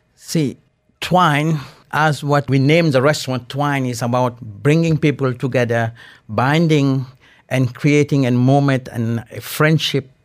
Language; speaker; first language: English; non-native, fluent; Morisyen